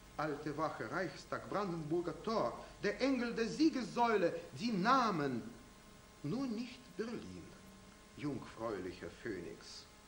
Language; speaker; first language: German; non-native, fluent; Russian